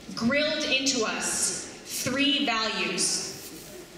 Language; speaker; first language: English; native; English